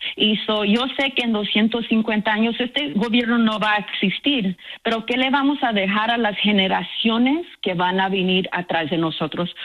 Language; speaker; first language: Spanish; early bilingual, heritage; Spanish